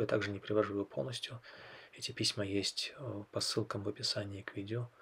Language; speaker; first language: Russian; native; Russian